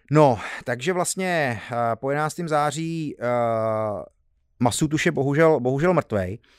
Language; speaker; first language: Czech; early bilingual, heritage; Czech